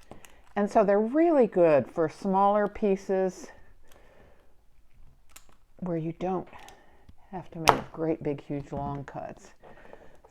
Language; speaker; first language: English; native; English